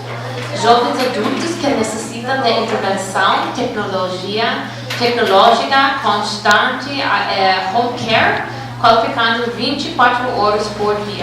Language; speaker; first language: Portuguese; non-native, fluent; English